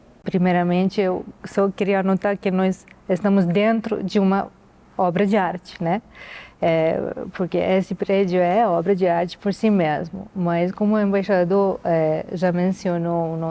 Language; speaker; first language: Portuguese; non-native, fluent; Serbian